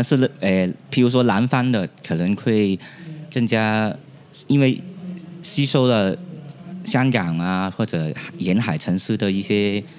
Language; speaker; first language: Chinese; non-native, local second language; Cantonese